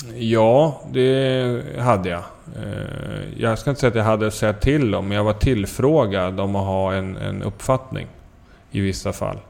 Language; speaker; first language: Swedish; native; Swedish